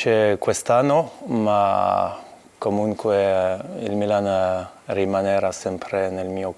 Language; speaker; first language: Italian; non-native, fluent; French